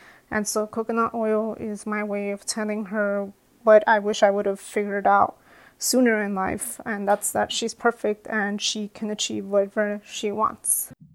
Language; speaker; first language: English; early bilingual, other home language; Spanish